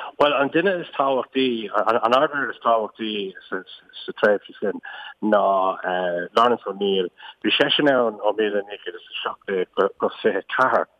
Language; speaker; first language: Irish; non-native, local second language; English